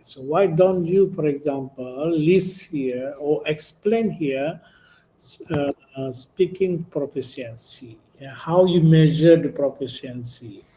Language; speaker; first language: English; non-native, local second language; Indonesian